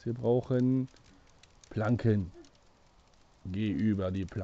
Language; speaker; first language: German; native; German